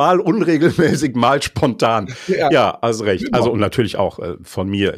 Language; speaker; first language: German; native; German